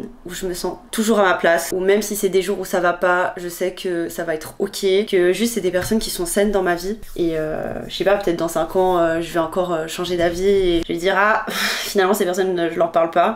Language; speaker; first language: French; native; French